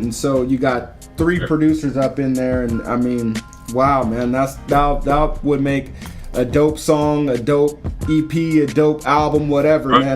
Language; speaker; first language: English; native; English